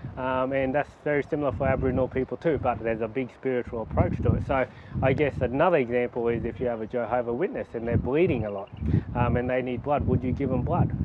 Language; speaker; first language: English; native; English